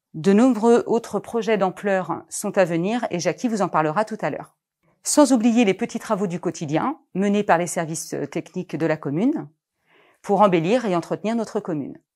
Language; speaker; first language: French; native; French